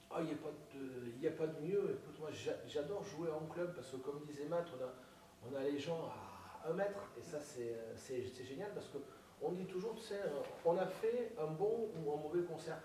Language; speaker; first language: French; native; French